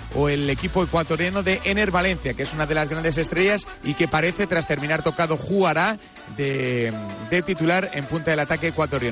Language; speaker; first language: Spanish; native; Spanish